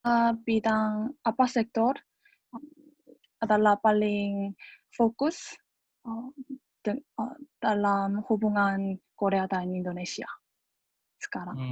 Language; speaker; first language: Indonesian; non-native, learner; Korean